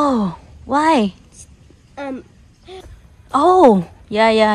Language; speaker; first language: English; non-native, learner; Vietnamese